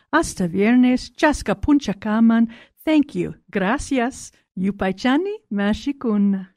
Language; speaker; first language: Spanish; non-native, learner; English